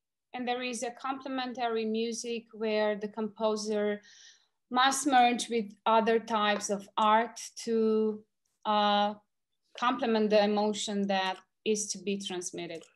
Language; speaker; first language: English; non-native, fluent; Romanian